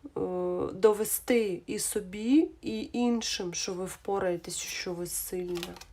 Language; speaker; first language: Ukrainian; non-native, local second language; Russian